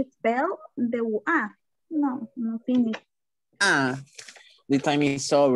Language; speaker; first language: English; non-native, learner; Spanish